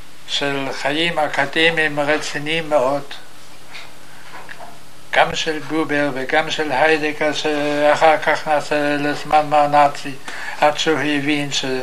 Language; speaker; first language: Hebrew; non-native, fluent; German